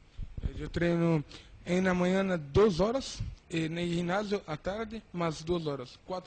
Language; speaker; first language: Spanish; non-native, learner; Portuguese